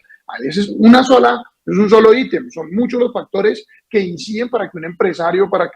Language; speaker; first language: Spanish; native; Spanish